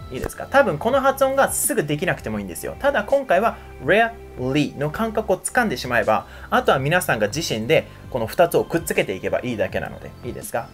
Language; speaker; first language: Japanese; native; Japanese